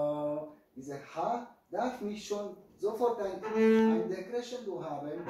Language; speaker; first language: German; non-native, fluent; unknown